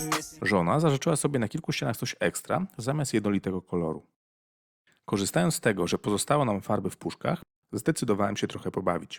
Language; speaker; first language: Polish; native; Polish